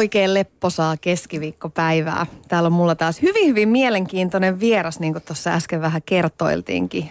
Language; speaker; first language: Finnish; native; Finnish